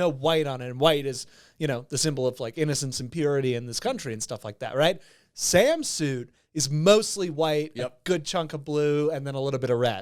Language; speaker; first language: English; native; English